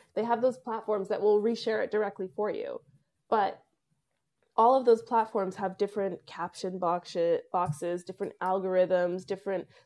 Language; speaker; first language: English; native; English